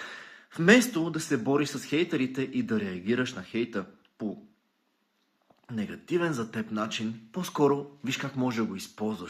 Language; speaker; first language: Bulgarian; native; Bulgarian